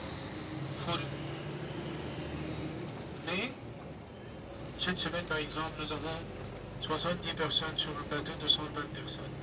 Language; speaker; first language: French; non-native, fluent; Arabic